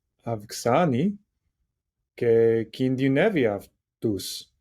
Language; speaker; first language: Greek; non-native, learner; English